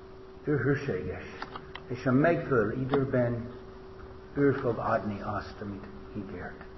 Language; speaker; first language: Hungarian; non-native, fluent; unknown